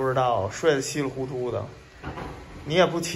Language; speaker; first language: Chinese; native; Chinese